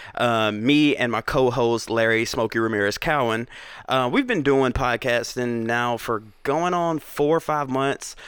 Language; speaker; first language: English; native; English